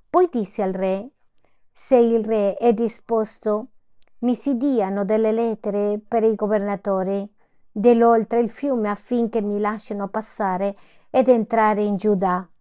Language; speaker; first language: Italian; non-native, fluent; Spanish